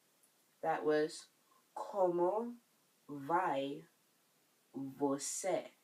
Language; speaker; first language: Portuguese; non-native, learner; English